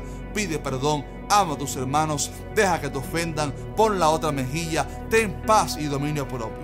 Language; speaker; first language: Spanish; native; Spanish